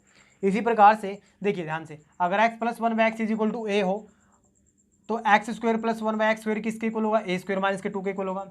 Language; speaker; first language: Hindi; native; Hindi